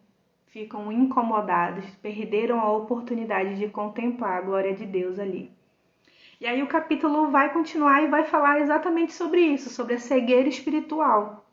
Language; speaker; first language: Portuguese; native; Portuguese